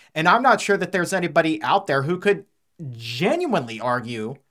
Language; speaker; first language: English; native; English